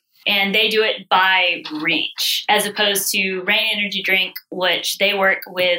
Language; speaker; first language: English; native; English